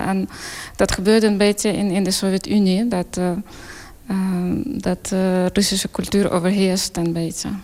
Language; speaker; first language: Dutch; non-native, fluent; Ukrainian